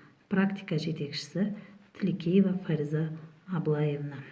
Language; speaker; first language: Kazakh; native; Kazakh